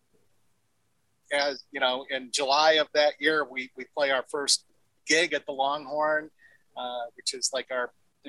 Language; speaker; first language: English; native; English